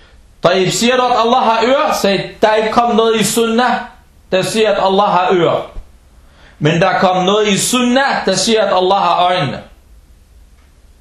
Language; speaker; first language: Danish; early bilingual, other home language; Arabic